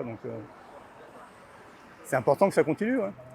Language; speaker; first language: French; native; French